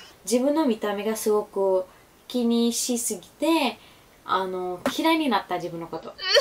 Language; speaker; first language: Japanese; non-native, fluent; Urdu